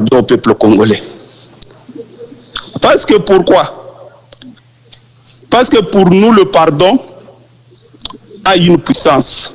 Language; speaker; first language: French; non-native, local second language; Lingala